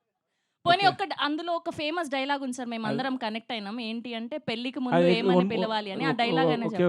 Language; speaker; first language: Telugu; native; Telugu